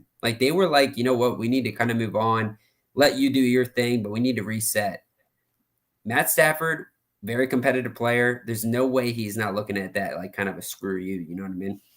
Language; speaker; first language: English; native; English